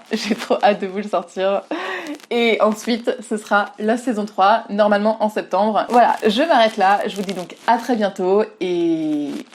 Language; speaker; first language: French; native; French